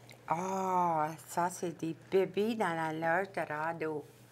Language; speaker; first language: French; native; French